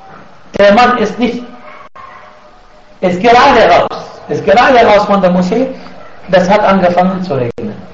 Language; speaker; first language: German; non-native, fluent; Arabic